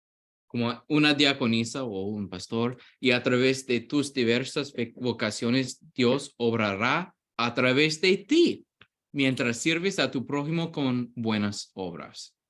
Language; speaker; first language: Spanish; non-native, fluent; English